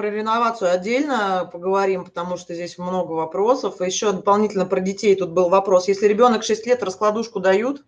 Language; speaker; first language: Russian; native; Russian